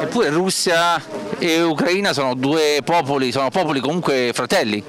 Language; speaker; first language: Italian; native; Italian